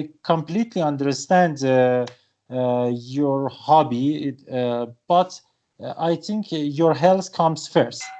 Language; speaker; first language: English; non-native, learner; Persian